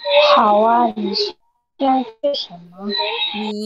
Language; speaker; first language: Chinese; non-native, learner; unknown